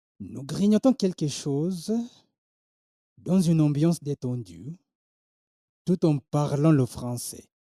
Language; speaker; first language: French; non-native, learner; Swahili